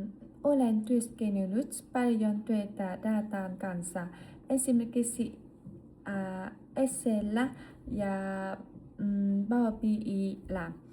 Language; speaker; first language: Finnish; non-native, learner; Vietnamese